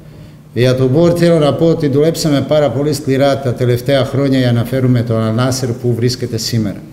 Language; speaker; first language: Greek; non-native, fluent; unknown